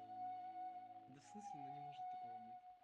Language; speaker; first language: Russian; native; Russian